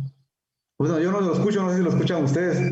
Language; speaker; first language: Spanish; native; Spanish